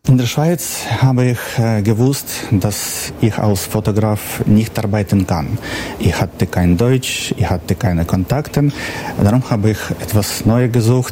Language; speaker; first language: German; non-native, learner; Ukrainian